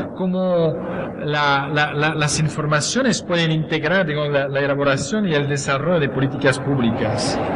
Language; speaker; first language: Spanish; non-native, fluent; French